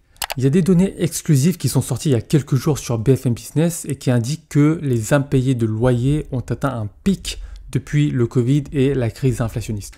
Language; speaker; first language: French; native; French